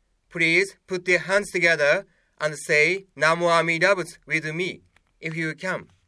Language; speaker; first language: English; non-native, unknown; Japanese